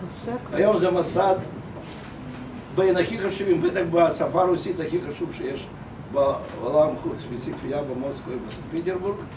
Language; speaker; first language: Hebrew; non-native, fluent; Russian